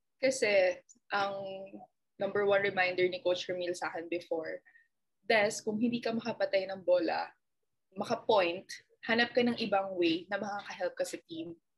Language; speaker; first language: Filipino; native; Filipino